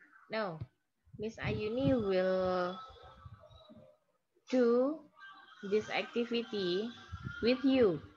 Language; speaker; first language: English; non-native, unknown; Indonesian